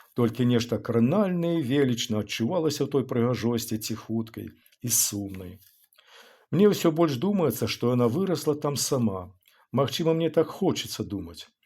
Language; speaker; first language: Belarusian; native; Belarusian